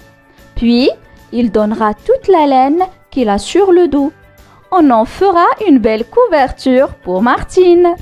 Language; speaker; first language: French; non-native, local second language; Arabic